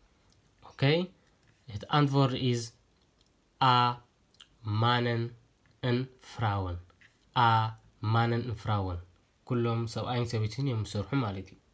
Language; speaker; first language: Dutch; non-native, fluent; Tigrinya